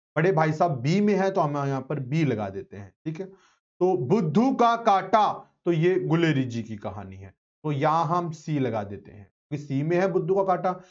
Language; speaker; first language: Hindi; non-native, local second language; Punjabi